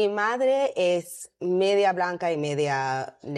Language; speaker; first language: Spanish; non-native, learner; English